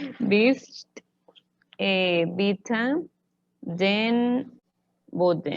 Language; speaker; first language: German; non-native, learner; Spanish